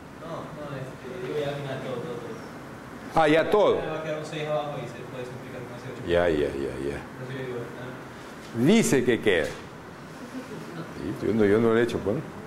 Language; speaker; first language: Spanish; native; Spanish